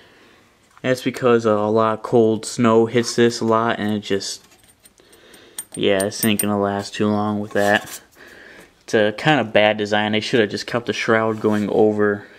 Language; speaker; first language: English; native; English